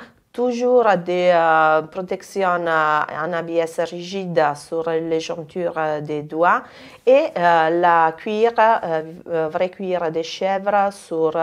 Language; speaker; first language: French; non-native, fluent; Italian